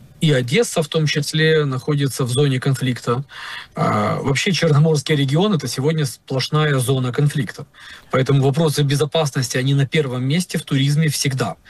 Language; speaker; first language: Russian; native; Russian